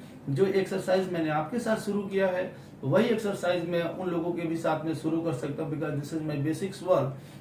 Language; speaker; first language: Hindi; native; Hindi